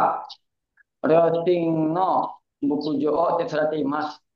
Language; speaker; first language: Japanese; non-native, learner; Indonesian